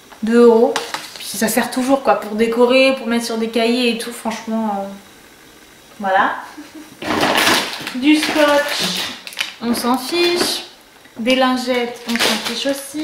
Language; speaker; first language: French; native; French